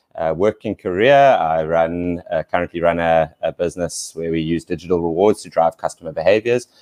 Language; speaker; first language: English; native; English